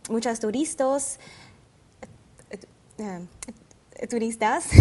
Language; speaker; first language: Spanish; non-native, learner; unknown